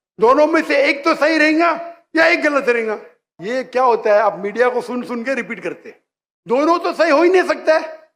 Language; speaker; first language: Urdu; non-native, local second language; Konkani